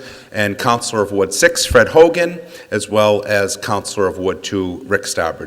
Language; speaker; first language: English; native; English